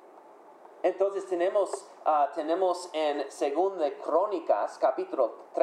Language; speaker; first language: Spanish; non-native, fluent; English